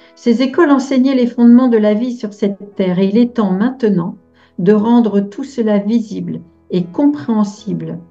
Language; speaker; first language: French; native; French